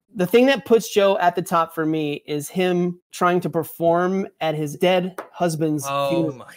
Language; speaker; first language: English; native; English